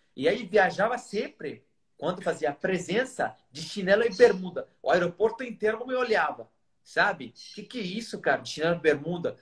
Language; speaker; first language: Portuguese; non-native, fluent; Arabic